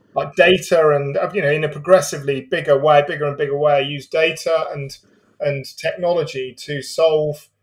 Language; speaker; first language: English; native; English